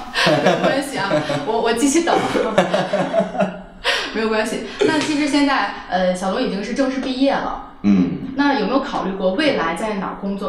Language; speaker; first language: Chinese; native; Chinese